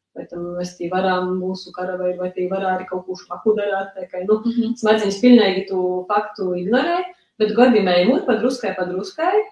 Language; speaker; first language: Latvian; early bilingual, other home language; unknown